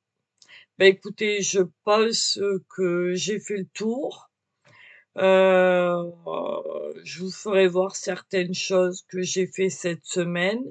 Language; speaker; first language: French; native; French